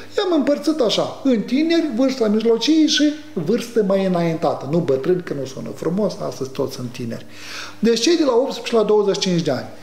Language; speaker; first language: Romanian; native; Romanian